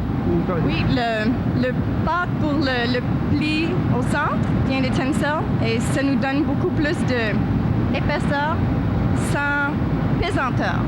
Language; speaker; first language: French; non-native, local second language; English